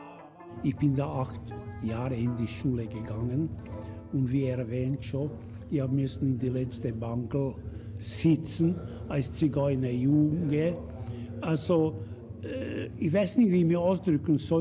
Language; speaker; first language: German; early bilingual, other home language; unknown